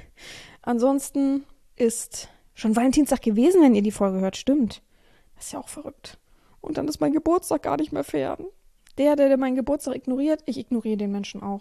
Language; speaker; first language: German; native; German